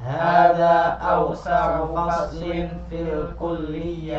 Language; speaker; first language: Arabic; non-native, learner; Indonesian